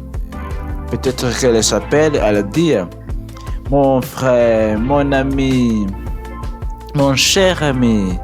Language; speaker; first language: French; non-native, learner; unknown